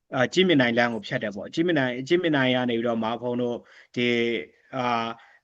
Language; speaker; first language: Burmese; native; Burmese